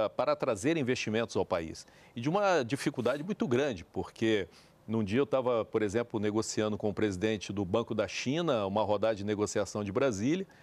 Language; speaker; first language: Portuguese; native; Portuguese